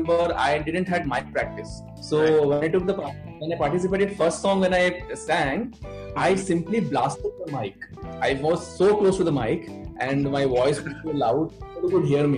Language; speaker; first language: English; non-native, local second language; Bangla